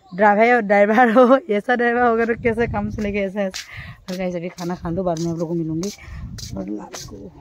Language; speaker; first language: Hindi; non-native, local second language; Assamese